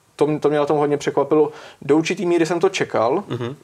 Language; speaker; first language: Czech; native; Czech